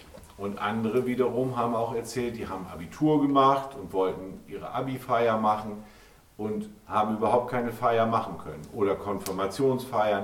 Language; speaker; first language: German; native; German